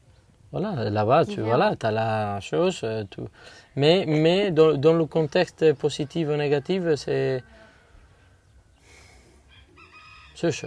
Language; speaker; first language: French; non-native, fluent; Spanish